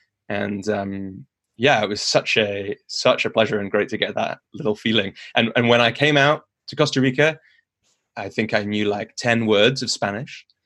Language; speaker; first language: English; native; English